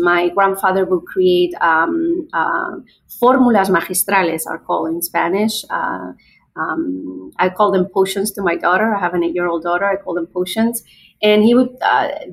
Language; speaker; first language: English; non-native, fluent; Spanish